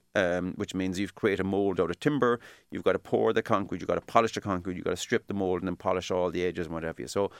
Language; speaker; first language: English; native; English